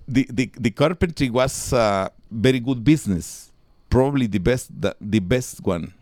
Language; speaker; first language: English; non-native, learner; Spanish